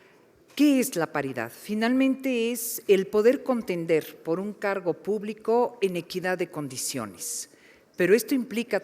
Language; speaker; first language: Spanish; native; Spanish